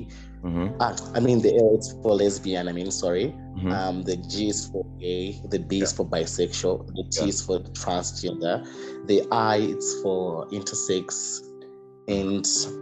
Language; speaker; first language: English; non-native, local second language; Nyanja